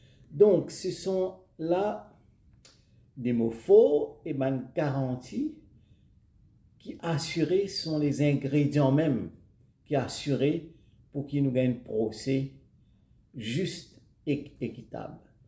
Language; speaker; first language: French; non-native, local second language; Morisyen